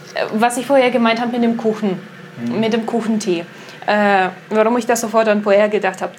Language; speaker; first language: German; non-native, fluent; Russian